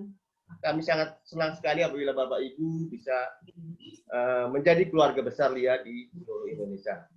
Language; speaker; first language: Indonesian; native; Indonesian